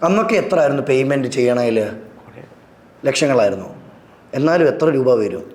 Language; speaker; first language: Malayalam; native; Malayalam